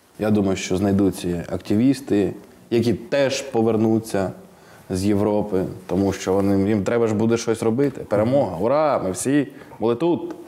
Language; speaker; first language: Ukrainian; non-native, local second language; Russian